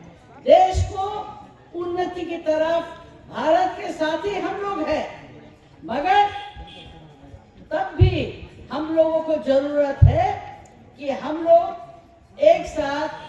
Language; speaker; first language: Hindi; non-native, local second language; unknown